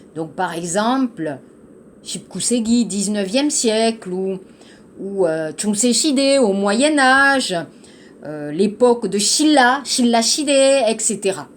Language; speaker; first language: French; native; French